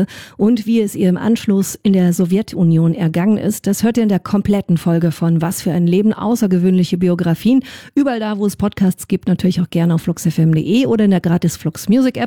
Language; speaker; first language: German; native; German